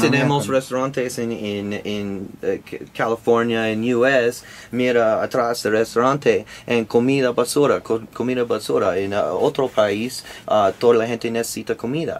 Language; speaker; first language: Spanish; non-native, learner; English